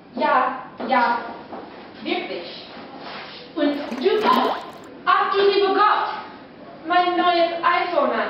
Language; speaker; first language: German; non-native, learner; English